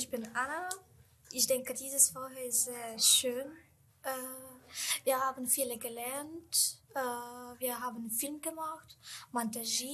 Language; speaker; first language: German; non-native, learner; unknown